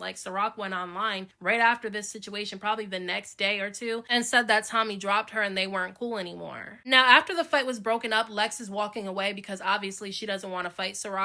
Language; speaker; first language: English; native; English